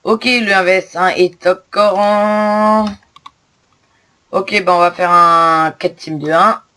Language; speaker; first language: French; native; French